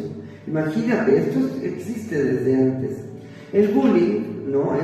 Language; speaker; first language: Spanish; native; Spanish